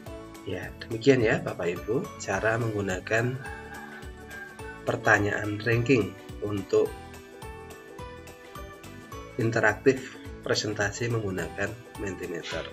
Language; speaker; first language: Indonesian; native; Indonesian